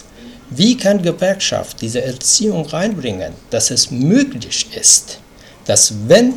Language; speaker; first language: German; non-native, fluent; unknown